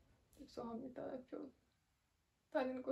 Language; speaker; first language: Korean; non-native, learner; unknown